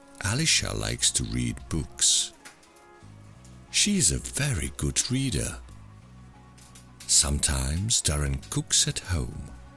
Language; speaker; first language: English; non-native, fluent; Czech